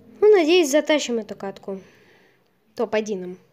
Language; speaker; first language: Russian; native; Russian